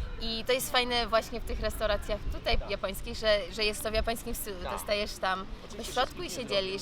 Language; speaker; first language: Polish; early bilingual, heritage; English